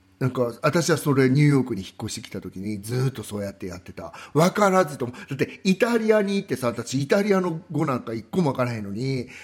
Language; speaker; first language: Japanese; native; Japanese